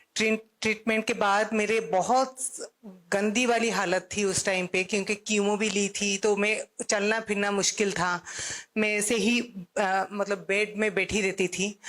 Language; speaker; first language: Hindi; non-native, local second language; Odia